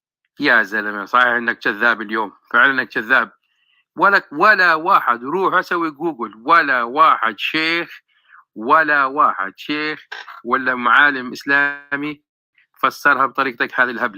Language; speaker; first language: Arabic; native; Arabic